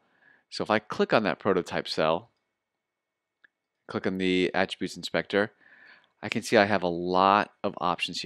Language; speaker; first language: English; native; English